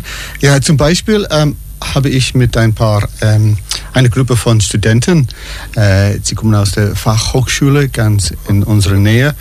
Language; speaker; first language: German; non-native, fluent; English